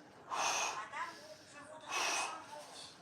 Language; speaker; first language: French; non-native, learner; Spanish